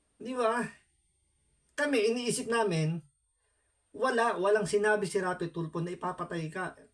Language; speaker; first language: Filipino; native; Filipino